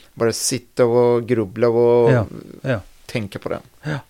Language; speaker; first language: Swedish; non-native, fluent; Persian